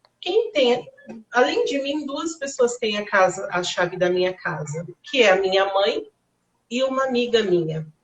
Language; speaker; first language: Portuguese; native; Portuguese